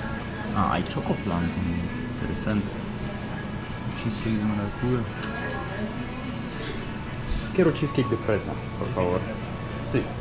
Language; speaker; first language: Spanish; non-native, fluent; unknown